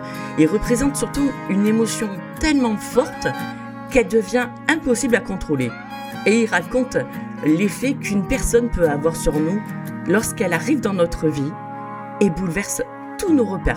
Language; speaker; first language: French; native; French